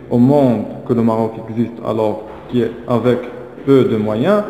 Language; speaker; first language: French; non-native, local second language; Arabic